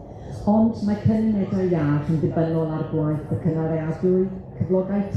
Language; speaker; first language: Welsh; native; Welsh